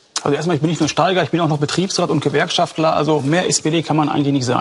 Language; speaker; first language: German; native; German